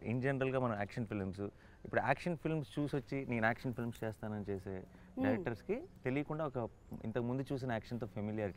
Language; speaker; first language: Telugu; native; Telugu